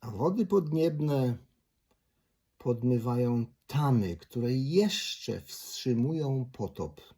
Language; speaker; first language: Polish; native; Polish